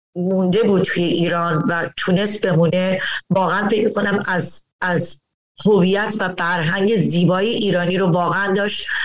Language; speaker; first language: Persian; early bilingual, heritage; Persian